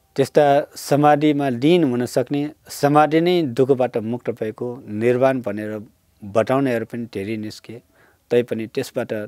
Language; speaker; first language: Nepali; non-native, local second language; Newari